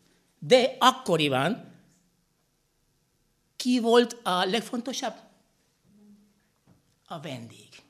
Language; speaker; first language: Hungarian; non-native, fluent; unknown